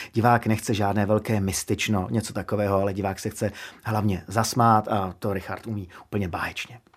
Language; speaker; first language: Czech; native; Czech